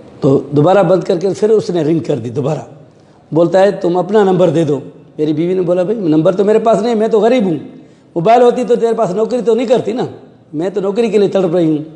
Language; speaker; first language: Urdu; non-native, local second language; Sindhi